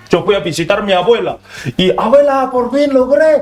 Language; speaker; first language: Spanish; non-native, learner; Korean